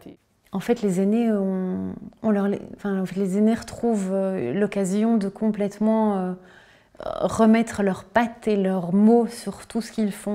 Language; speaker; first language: French; native; French